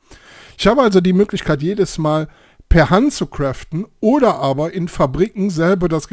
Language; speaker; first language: German; native; German